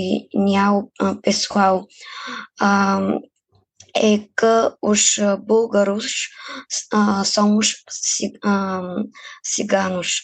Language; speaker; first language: Portuguese; non-native, fluent; Bulgarian